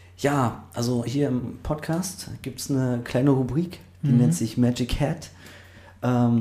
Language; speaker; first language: German; native; German